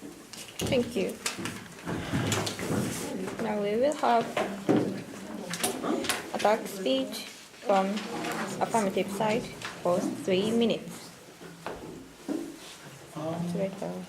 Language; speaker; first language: English; non-native, learner; Japanese